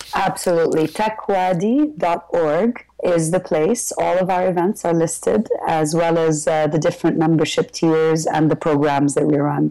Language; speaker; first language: English; early bilingual, other home language; Arabic